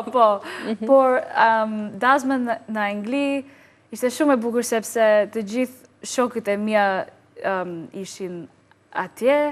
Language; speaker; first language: Albanian; non-native, learner; English